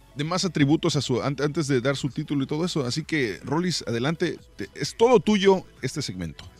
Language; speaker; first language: Spanish; native; Spanish